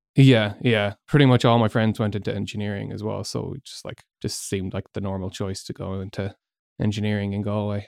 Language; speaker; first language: English; native; English